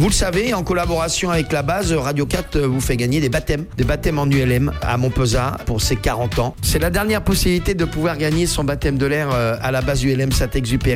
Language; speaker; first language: French; native; French